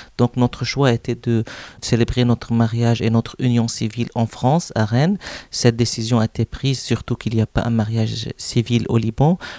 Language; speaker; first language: French; non-native, local second language; Arabic